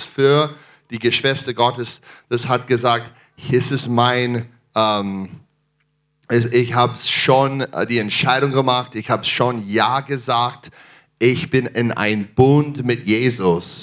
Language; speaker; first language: German; non-native, fluent; English